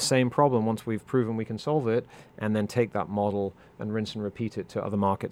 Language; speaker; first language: English; non-native, local second language; French